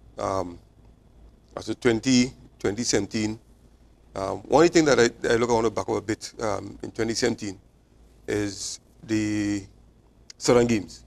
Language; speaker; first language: English; native; English